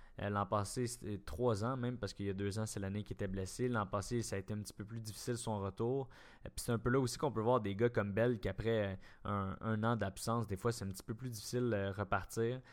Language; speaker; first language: French; native; French